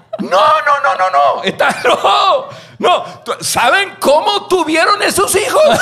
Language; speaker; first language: Spanish; non-native, fluent; English